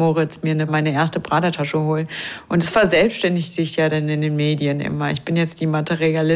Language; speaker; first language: German; native; German